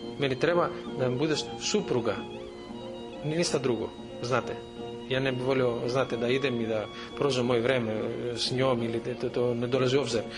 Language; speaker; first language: Serbian; non-native, fluent; Greek